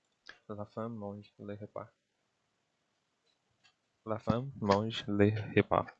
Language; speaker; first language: French; non-native, learner; Portuguese